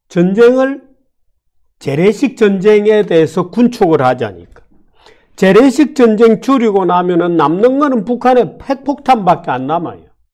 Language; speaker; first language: Korean; native; Korean